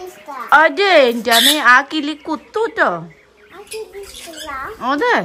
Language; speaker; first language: Malayalam; non-native, learner; Nepali